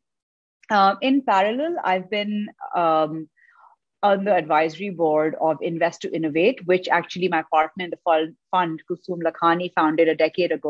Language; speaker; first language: English; non-native, local second language; Urdu